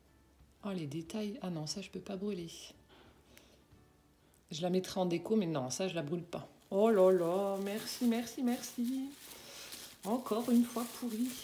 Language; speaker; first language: French; native; French